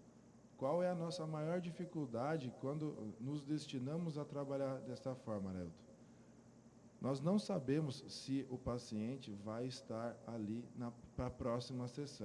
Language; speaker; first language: Portuguese; native; Portuguese